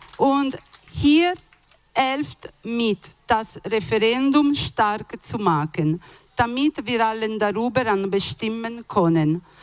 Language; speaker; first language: German; non-native, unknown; Italian